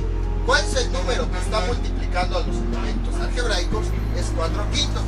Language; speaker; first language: Spanish; native; Spanish